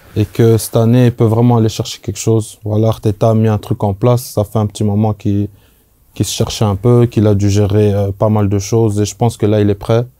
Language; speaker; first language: French; native; French